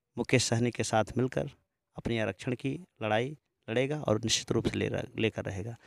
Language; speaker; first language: Hindi; native; Hindi